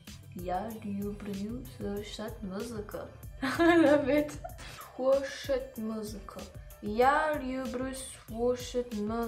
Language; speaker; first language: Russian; non-native, learner; French